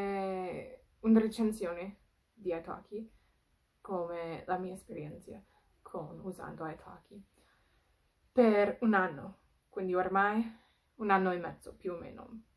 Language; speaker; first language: Italian; non-native, fluent; English